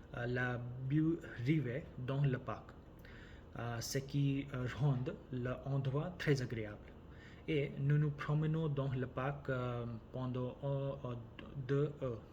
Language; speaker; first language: French; non-native, learner; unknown